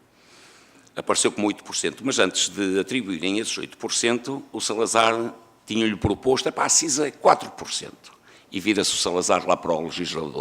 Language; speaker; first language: Portuguese; native; Portuguese